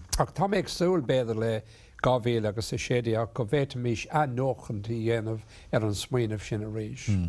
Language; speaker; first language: Irish; non-native, local second language; English